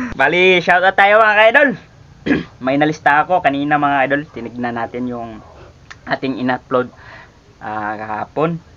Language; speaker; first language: Filipino; non-native, local second language; Cebuano